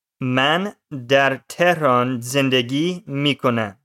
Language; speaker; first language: Persian; non-native, learner; English